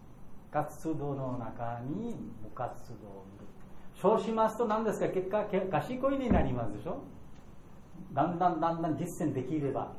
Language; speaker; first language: Japanese; non-native, learner; Bangla